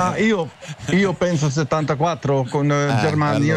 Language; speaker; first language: Italian; non-native, learner; Dutch